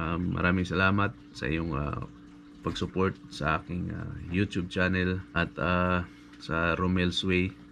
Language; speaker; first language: Filipino; non-native, local second language; Cebuano